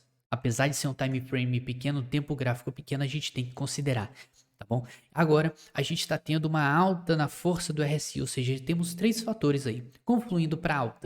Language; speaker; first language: Portuguese; native; Portuguese